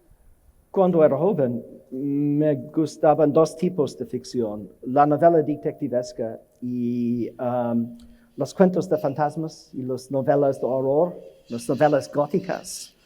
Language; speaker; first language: Spanish; non-native, learner; English